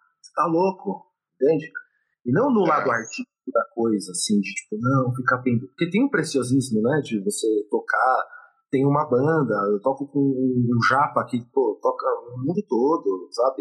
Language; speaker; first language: Portuguese; native; Portuguese